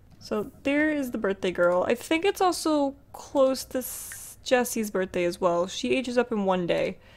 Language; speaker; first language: English; native; English